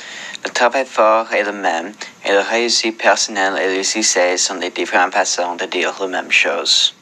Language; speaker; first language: French; non-native, local second language; English